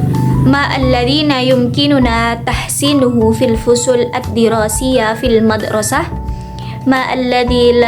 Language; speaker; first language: Arabic; non-native, learner; Indonesian